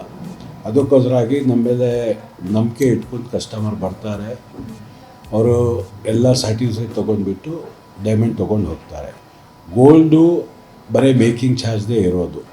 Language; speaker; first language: Kannada; non-native, local second language; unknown